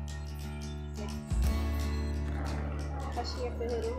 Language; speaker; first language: Portuguese; native; Portuguese